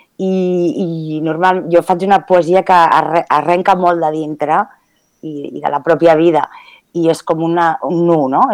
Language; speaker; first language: Catalan; early bilingual, other home language; Spanish